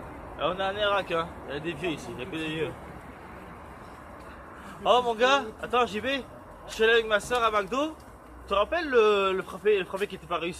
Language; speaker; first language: French; native; French